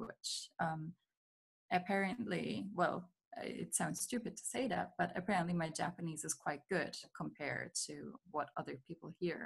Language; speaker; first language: English; non-native, fluent; German